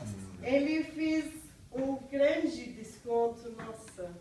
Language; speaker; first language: Portuguese; non-native, learner; English